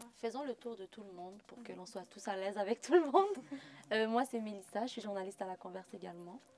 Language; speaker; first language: French; native; French